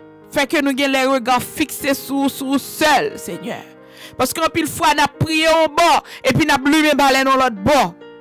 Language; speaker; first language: French; native; French